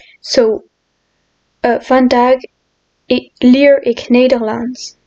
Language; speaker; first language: Dutch; non-native, learner; French